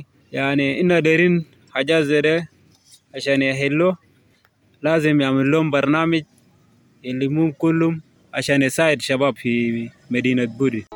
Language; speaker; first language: Arabic; non-native, local second language; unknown